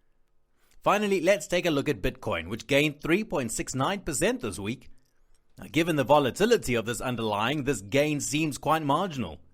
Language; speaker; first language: English; non-native, fluent; Italian